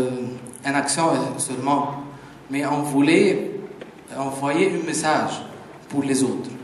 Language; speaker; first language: French; non-native, fluent; Arabic